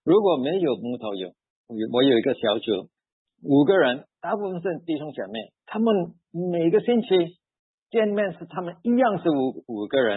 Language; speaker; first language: Chinese; early bilingual, heritage; Chinese